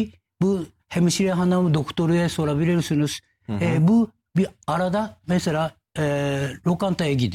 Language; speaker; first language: Turkish; non-native, learner; Japanese